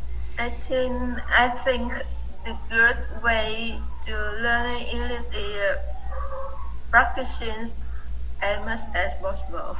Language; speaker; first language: English; non-native, learner; Vietnamese